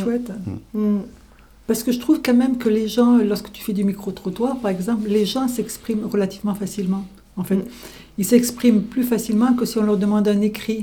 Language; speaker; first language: French; native; French